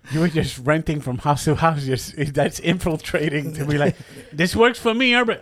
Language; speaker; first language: English; early bilingual, other home language; Spanish